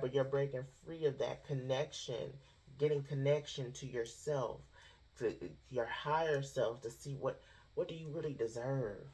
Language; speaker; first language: English; native; English